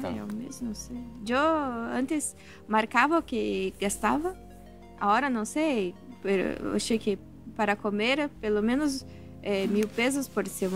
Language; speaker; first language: Spanish; non-native, learner; Portuguese